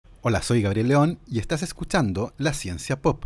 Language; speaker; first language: Spanish; native; Spanish